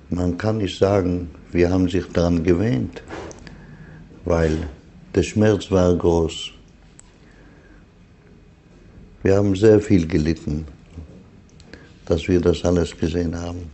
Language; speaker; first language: German; non-native, fluent; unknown